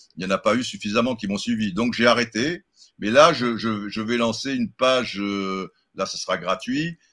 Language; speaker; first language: French; native; French